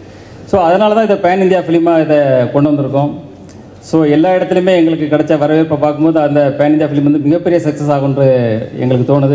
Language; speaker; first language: Tamil; native; Tamil